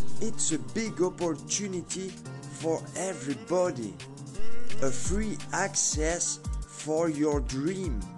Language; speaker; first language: English; non-native, learner; French